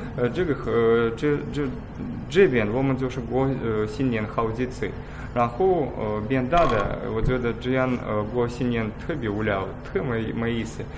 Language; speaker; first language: Chinese; non-native, fluent; Russian